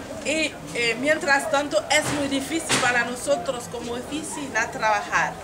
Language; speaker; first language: Spanish; non-native, fluent; Haitian Creole